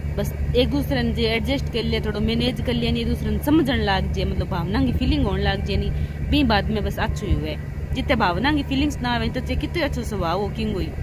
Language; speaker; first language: Hindi; native; Hindi